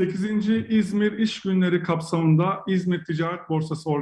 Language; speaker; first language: Turkish; native; Turkish